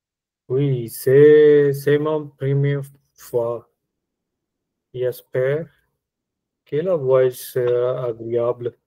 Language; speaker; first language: French; non-native, learner; Punjabi